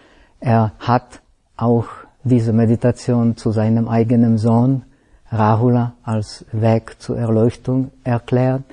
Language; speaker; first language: German; non-native, fluent; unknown